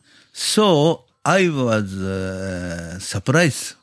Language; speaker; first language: English; non-native, learner; Japanese